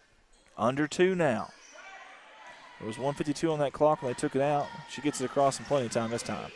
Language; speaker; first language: English; native; English